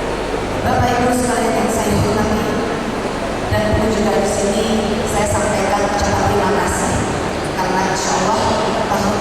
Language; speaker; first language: Indonesian; native; Indonesian